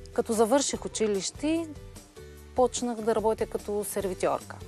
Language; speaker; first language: Bulgarian; early bilingual, heritage; Bulgarian